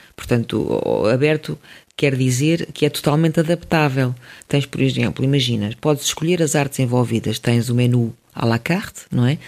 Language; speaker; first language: Portuguese; early bilingual, other home language; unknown